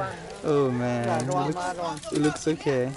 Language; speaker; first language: English; non-native, fluent; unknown